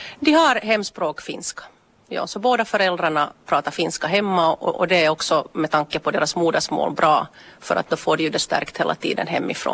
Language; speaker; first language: Swedish; native; Swedish